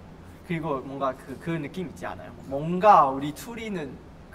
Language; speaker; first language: Korean; non-native, fluent; Chinese